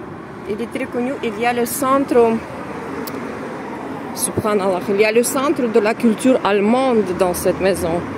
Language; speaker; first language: French; non-native, fluent; Russian